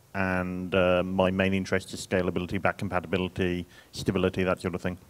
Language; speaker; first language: English; native; English